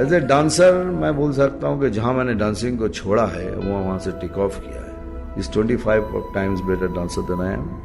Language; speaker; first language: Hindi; non-native, local second language; Bangla